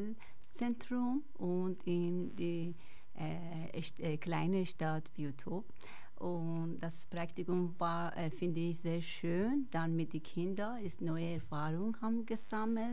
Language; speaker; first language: German; non-native, learner; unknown